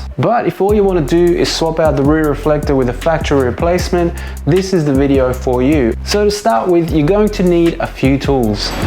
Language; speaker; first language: English; native; English